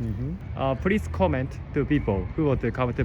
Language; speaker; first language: English; non-native, learner; Japanese